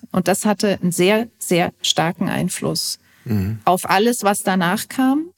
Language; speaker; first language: German; native; German